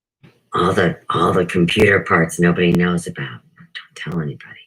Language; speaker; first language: English; native; English